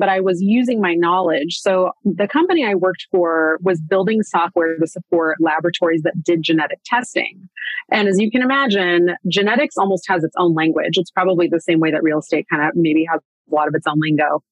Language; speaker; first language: English; native; English